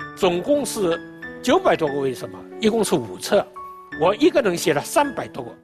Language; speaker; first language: Chinese; native; Chinese